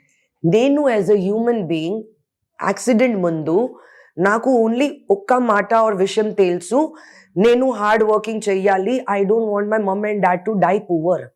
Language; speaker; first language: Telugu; non-native, fluent; Hindi